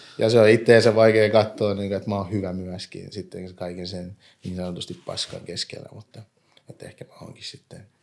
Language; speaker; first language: Finnish; early bilingual, other home language; English